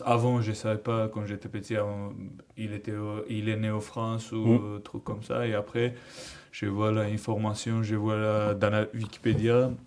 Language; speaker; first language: French; non-native, learner; Georgian